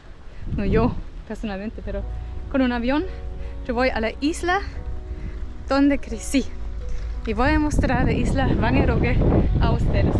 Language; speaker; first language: Spanish; non-native, fluent; German